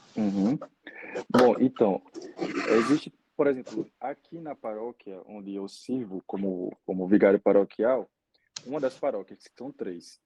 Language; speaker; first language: Portuguese; native; Portuguese